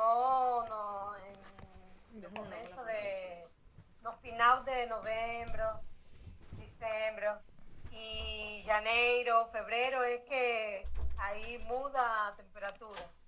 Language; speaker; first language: Portuguese; non-native, learner; Spanish